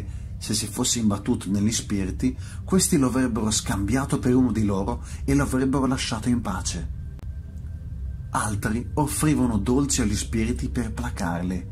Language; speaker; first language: Italian; native; Italian